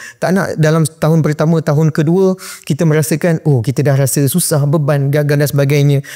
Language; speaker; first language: Malay; native; Malay